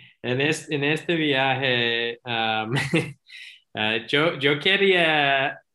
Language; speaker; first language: Spanish; non-native, learner; English